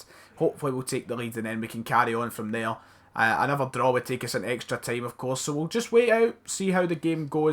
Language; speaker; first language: English; native; English